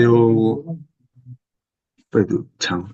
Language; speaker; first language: Chinese; non-native, learner; Indonesian